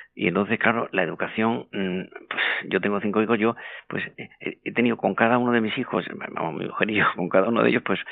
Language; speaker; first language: Spanish; native; Spanish